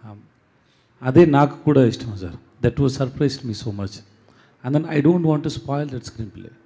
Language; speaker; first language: Telugu; non-native, learner; Tamil